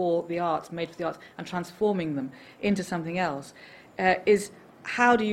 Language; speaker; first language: English; native; English